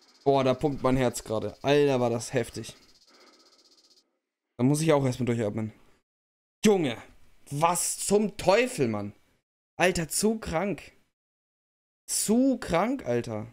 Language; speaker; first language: German; native; German